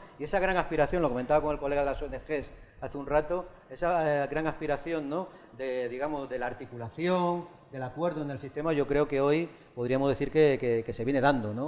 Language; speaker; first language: Spanish; native; Spanish